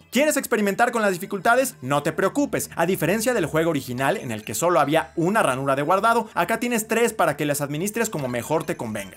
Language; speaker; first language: Spanish; native; Spanish